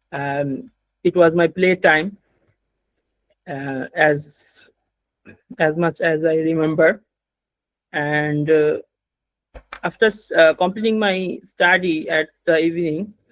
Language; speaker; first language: English; non-native, learner; Bangla